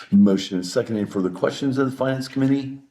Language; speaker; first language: English; native; English